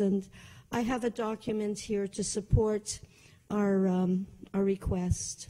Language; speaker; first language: English; native; English